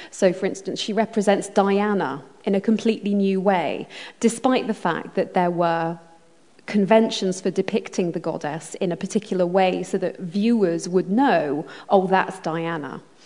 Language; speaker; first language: English; native; English